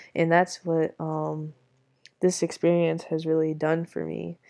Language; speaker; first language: English; native; English